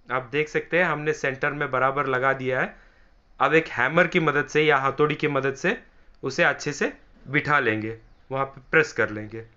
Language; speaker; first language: Hindi; non-native, local second language; Marathi